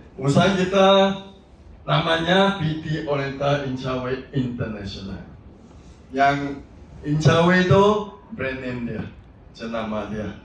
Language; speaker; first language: Malay; non-native, local second language; Chinese